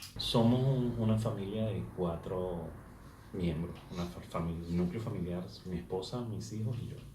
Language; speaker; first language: Spanish; native; Spanish